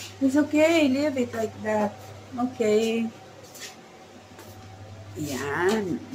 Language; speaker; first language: English; non-native, local second language; Filipino